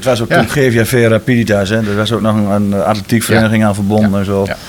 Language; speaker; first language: Dutch; native; Dutch